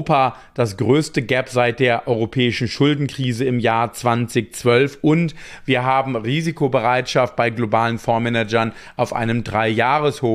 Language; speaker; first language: German; native; German